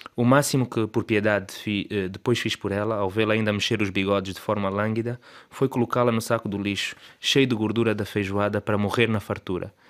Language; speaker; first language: Portuguese; native; Portuguese